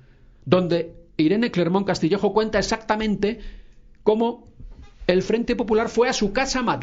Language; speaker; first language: Spanish; native; Spanish